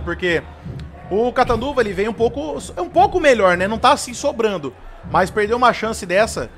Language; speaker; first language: Portuguese; native; Portuguese